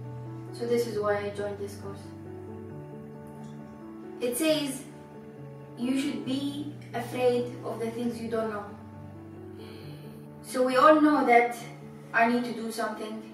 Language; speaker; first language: English; non-native, fluent; Arabic